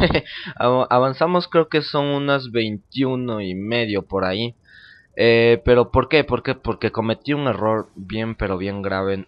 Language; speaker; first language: Spanish; native; Spanish